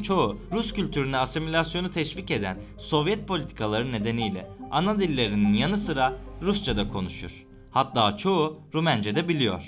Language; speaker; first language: Turkish; native; Turkish